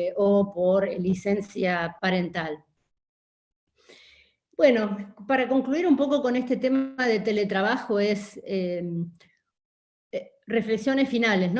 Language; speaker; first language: Spanish; native; Spanish